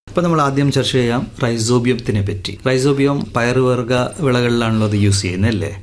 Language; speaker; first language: Malayalam; native; Malayalam